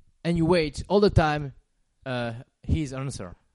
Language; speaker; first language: English; non-native, learner; French